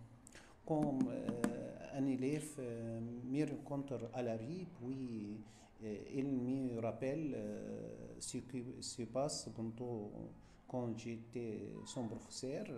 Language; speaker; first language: French; non-native, fluent; Arabic